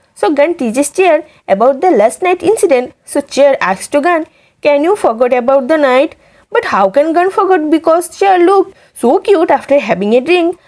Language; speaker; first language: English; non-native, local second language; Hindi